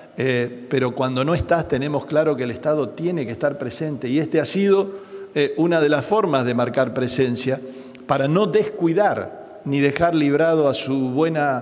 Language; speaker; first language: Spanish; native; Spanish